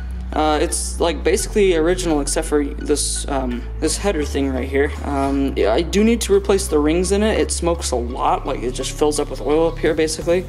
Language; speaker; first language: English; native; English